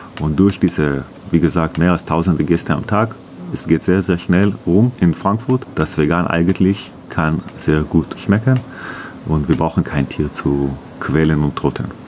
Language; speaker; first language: German; non-native, learner; Hebrew